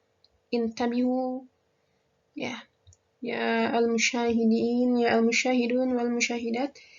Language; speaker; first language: Arabic; non-native, fluent; Indonesian